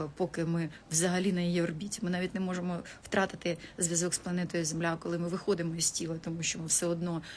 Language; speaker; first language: Ukrainian; non-native, local second language; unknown